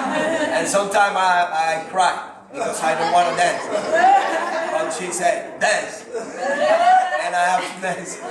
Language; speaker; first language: English; non-native, learner; Spanish